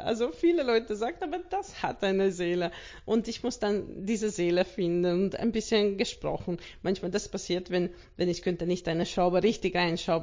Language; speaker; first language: German; non-native, learner; Hungarian